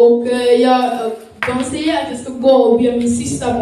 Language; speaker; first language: Swedish; early bilingual, other home language; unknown